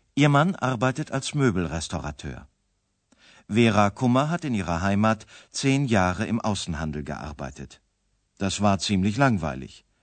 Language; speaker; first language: German; native; German